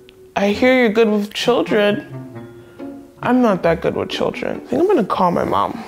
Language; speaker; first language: English; native; English